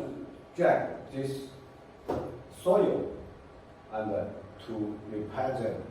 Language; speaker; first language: English; non-native, fluent; Chinese